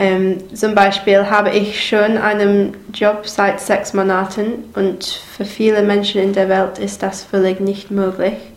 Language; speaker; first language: German; non-native, learner; English